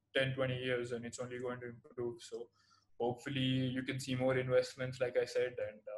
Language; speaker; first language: English; non-native, local second language; Telugu